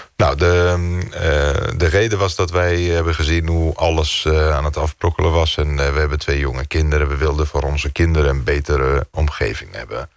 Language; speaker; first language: Dutch; non-native, fluent; Greek